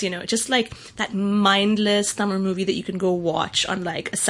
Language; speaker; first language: English; native; English